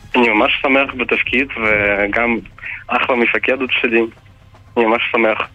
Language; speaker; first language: Hebrew; non-native, fluent; Russian